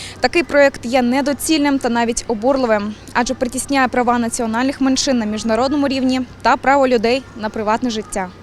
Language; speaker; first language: Ukrainian; native; Ukrainian